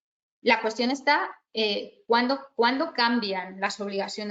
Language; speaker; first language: Spanish; native; Spanish